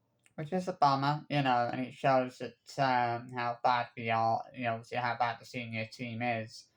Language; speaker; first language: English; native; English